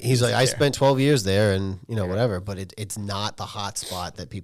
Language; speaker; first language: English; native; English